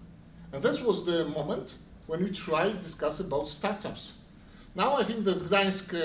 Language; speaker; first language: English; non-native, learner; Polish